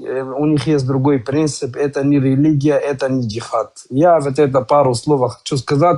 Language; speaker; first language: Russian; non-native, learner; Kurdish